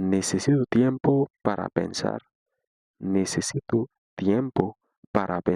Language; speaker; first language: Spanish; non-native, fluent; Haitian Creole